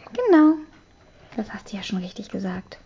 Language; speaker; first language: German; native; German